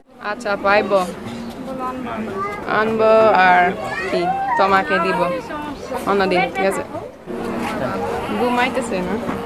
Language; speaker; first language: Bangla; non-native, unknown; English